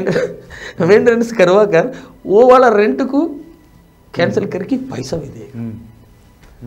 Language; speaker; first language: Hindi; non-native, local second language; Tamil